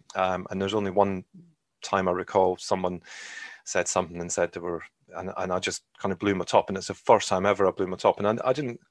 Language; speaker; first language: English; native; English